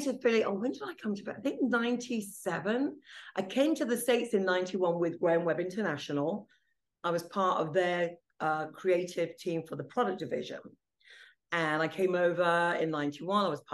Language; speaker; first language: English; non-native, local second language; Italian